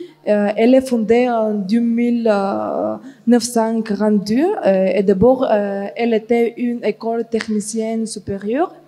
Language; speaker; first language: French; non-native, fluent; Bulgarian